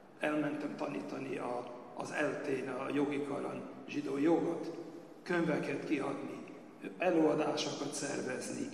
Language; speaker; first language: Hungarian; early bilingual, heritage; Hungarian